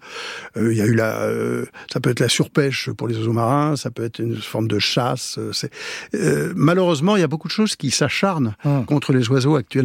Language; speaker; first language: French; native; French